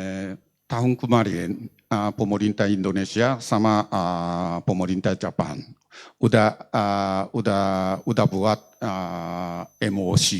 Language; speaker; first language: Indonesian; non-native, learner; Japanese